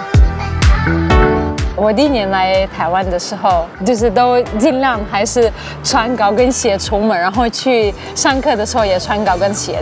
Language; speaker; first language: Chinese; non-native, fluent; Russian